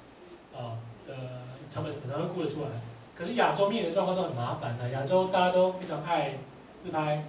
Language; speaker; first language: Chinese; native; Chinese